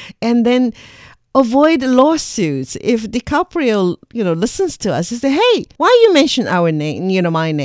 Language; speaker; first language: English; non-native, fluent; Chinese